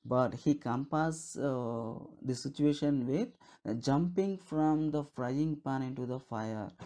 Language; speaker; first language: English; non-native, local second language; Tamil